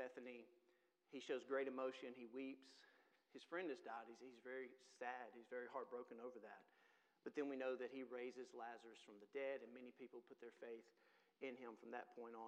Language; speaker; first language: English; native; English